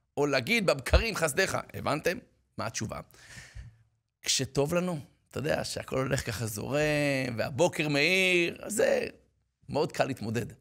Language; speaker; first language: Hebrew; native; Hebrew